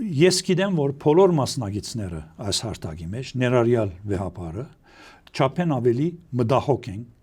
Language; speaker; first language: Armenian; early bilingual, heritage; Armenian